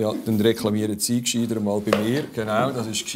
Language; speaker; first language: German; native; German